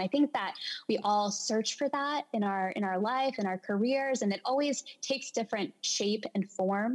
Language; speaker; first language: English; native; English